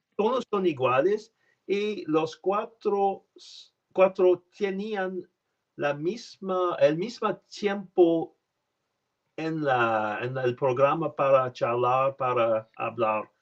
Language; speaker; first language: Spanish; non-native, learner; French